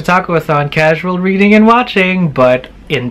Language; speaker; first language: English; native; English